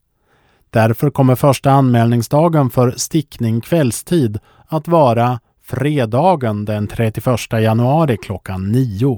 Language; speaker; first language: Swedish; native; Swedish